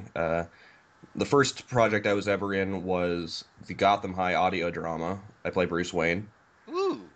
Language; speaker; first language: English; native; English